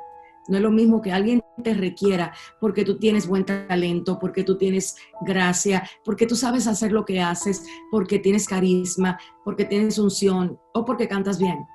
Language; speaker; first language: Spanish; native; Spanish